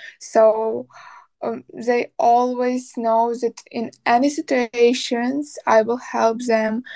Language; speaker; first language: English; non-native, learner; Ukrainian